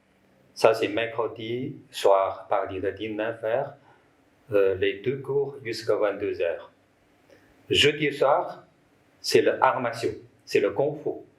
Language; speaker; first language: French; non-native, learner; Chinese